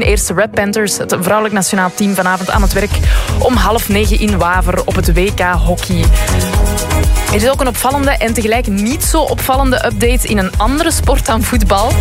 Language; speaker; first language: Dutch; native; Dutch